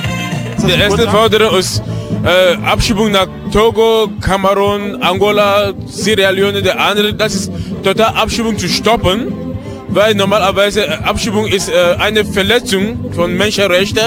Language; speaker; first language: German; non-native, learner; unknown